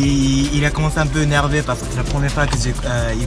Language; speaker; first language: French; non-native, fluent; Japanese